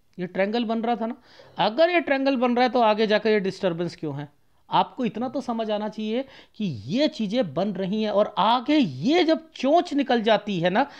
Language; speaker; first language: Hindi; native; Hindi